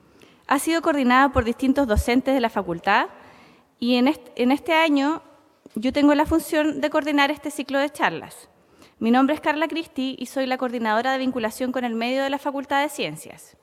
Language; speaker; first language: Spanish; native; Spanish